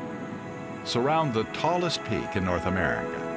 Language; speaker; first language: English; native; English